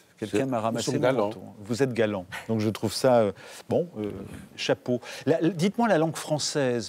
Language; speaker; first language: French; native; French